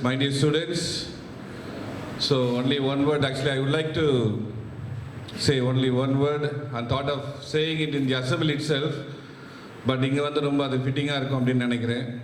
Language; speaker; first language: English; non-native, local second language; Tamil